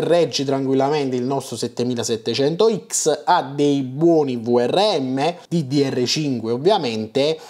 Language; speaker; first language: Italian; native; Italian